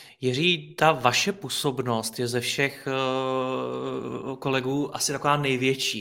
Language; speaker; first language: Czech; native; Czech